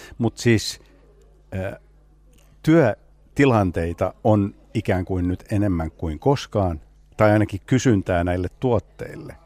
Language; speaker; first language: Finnish; non-native, local second language; Swedish